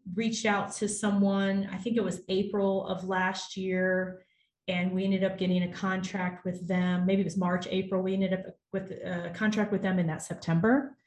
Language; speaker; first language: English; native; English